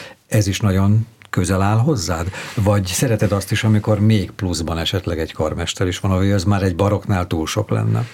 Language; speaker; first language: Hungarian; native; Hungarian